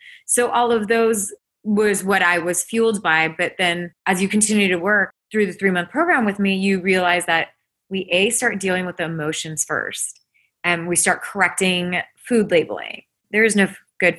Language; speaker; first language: English; native; English